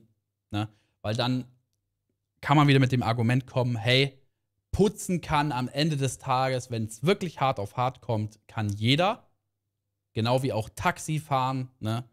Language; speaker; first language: German; native; German